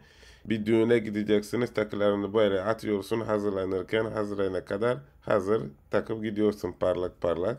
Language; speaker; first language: Turkish; native; Turkish